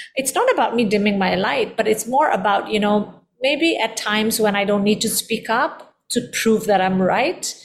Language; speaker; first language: English; early bilingual, heritage; Indonesian